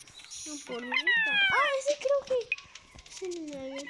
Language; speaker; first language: Spanish; early bilingual, heritage; Spanish